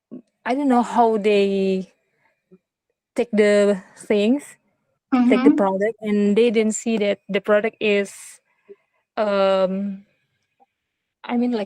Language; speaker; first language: English; non-native, learner; Indonesian